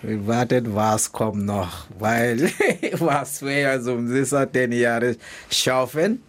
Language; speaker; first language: German; non-native, learner; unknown